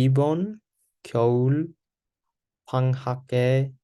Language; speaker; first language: Korean; non-native, learner; English